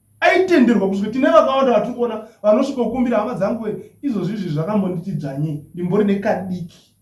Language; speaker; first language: Shona; native; Shona